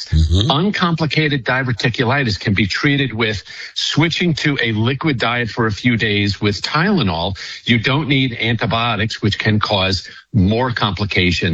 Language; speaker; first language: English; native; English